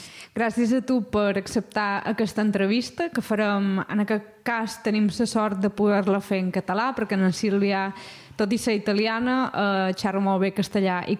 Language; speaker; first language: Catalan; native; Catalan